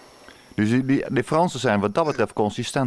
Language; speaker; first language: Dutch; native; Dutch